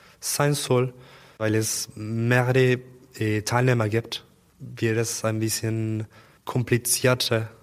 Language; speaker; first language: German; non-native, learner; Spanish